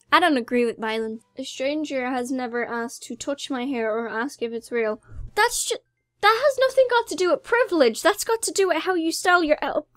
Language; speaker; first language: English; native; English